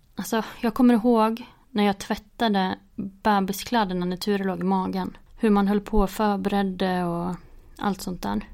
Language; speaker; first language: Swedish; native; Swedish